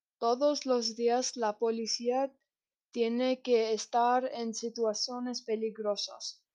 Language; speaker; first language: Spanish; non-native, learner; English